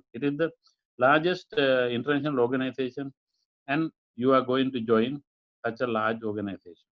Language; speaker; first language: English; non-native, local second language; Sinhala